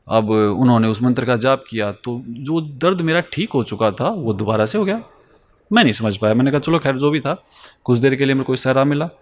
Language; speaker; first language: Hindi; native; Hindi